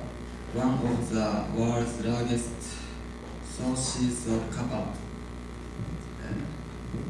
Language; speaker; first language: English; non-native, learner; Japanese